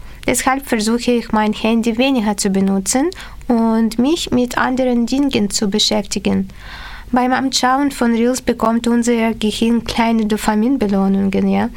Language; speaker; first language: German; non-native, learner; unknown